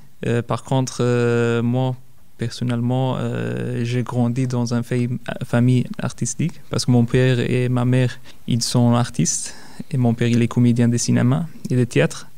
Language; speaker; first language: French; non-native, fluent; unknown